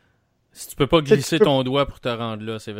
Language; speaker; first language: French; native; French